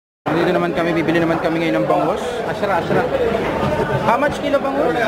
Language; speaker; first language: Filipino; native; Filipino